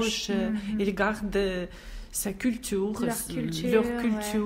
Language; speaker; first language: French; non-native, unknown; Russian